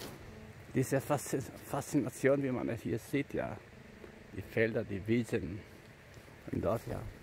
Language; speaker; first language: German; non-native, fluent; Albanian